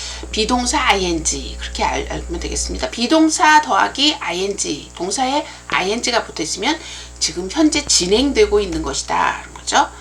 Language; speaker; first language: Korean; native; Korean